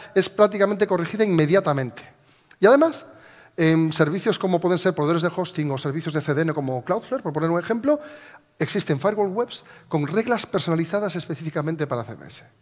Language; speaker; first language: Spanish; native; Spanish